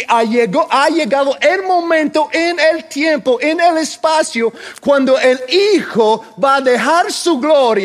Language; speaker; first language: Spanish; non-native, fluent; English